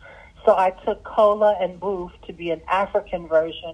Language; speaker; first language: English; early bilingual, other home language; Arabic